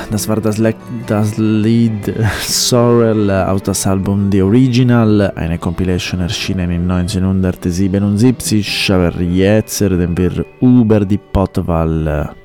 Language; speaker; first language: German; non-native, fluent; Italian